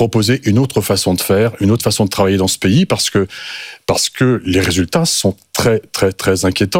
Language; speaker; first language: French; native; French